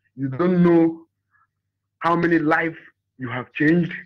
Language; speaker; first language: English; non-native, local second language; Igbo